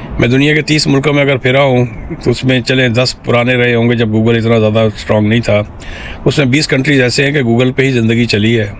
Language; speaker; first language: Urdu; native; Urdu